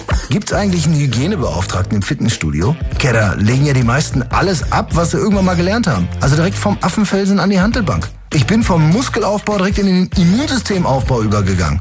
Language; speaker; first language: German; native; German